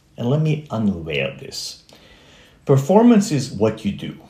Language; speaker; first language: English; non-native, fluent; Romanian